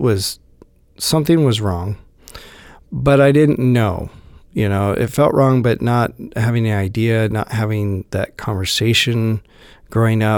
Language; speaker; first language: English; native; English